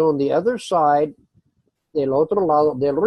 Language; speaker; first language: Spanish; non-native, fluent; English